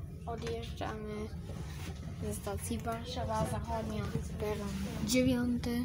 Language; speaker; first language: Polish; native; Polish